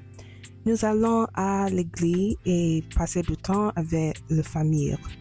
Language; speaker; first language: French; non-native, learner; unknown